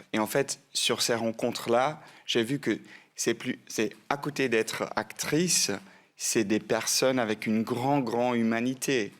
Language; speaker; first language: French; non-native, local second language; Dutch